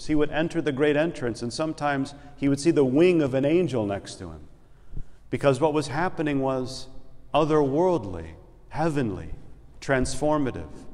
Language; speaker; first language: English; native; English